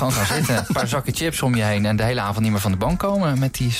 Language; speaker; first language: Dutch; native; Dutch